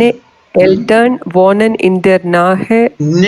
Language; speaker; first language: German; non-native, learner; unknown